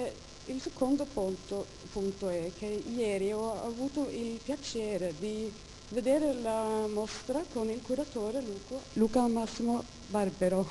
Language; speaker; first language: Italian; non-native, fluent; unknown